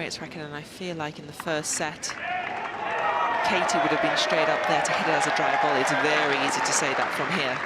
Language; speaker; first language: English; native; English